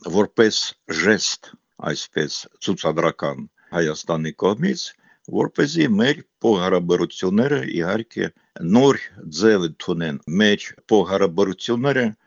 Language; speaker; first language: Armenian; non-native, fluent; Ukrainian